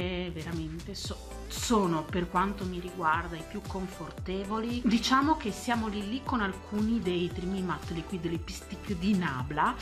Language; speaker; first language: Italian; native; Italian